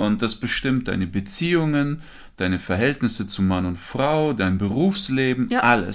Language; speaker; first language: German; native; German